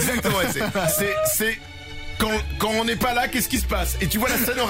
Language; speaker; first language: French; native; French